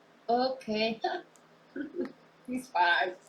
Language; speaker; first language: English; non-native, learner; Spanish